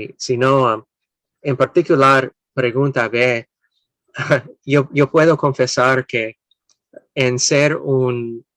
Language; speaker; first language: Spanish; non-native, fluent; English